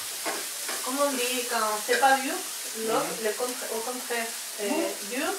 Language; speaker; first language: French; non-native, learner; Spanish